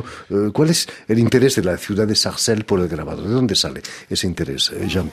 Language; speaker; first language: Spanish; native; Spanish